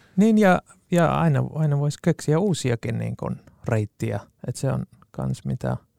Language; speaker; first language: Finnish; non-native, fluent; Kurdish